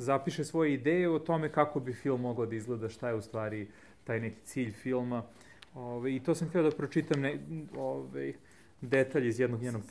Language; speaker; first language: Serbian; native; Serbian